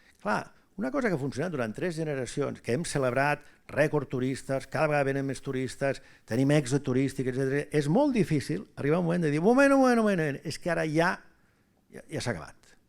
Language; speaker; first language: Catalan; native; Catalan